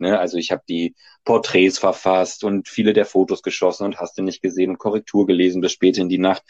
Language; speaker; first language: German; native; German